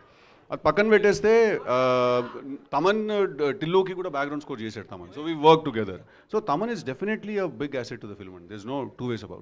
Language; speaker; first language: Telugu; native; Telugu